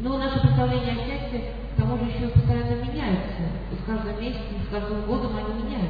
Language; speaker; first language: Russian; native; Russian